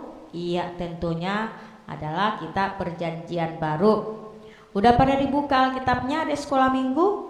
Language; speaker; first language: Indonesian; native; Indonesian